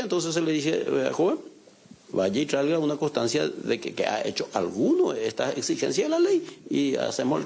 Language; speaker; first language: Spanish; native; Spanish